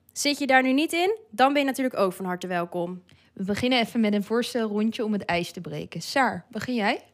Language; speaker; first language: Dutch; native; Dutch